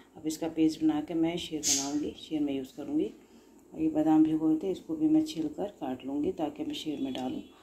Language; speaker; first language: Hindi; native; Hindi